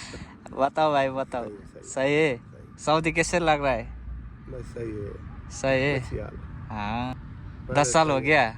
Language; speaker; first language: Hindi; non-native, learner; Nepali